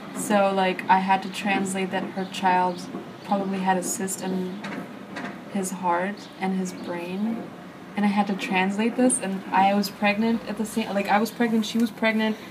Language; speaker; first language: English; early bilingual, other home language; German